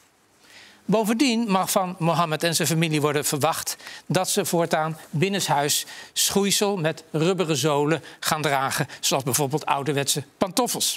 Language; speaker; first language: Dutch; native; Dutch